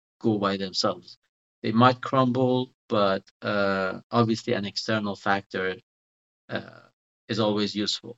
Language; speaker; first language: English; non-native, fluent; Persian